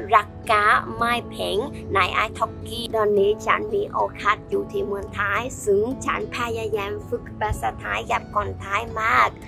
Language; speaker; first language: Thai; non-native, learner; Vietnamese